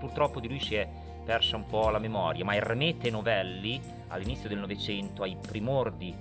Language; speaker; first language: Italian; native; Italian